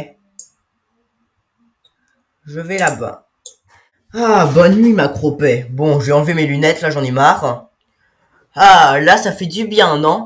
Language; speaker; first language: French; native; French